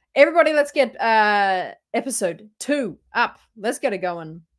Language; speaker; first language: English; native; English